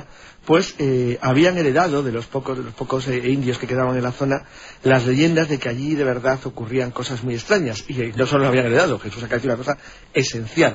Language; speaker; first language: Spanish; native; Spanish